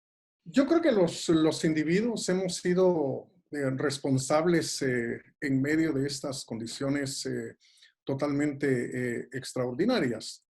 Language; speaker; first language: Spanish; native; Spanish